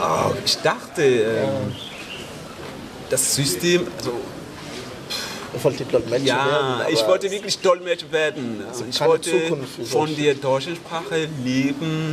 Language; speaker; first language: German; non-native, fluent; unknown